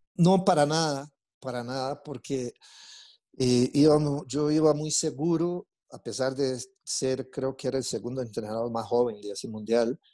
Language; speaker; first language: Spanish; non-native, fluent; Portuguese